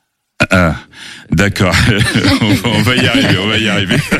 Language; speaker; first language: French; native; French